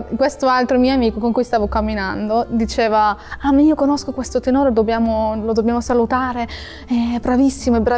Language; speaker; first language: Italian; non-native, fluent; German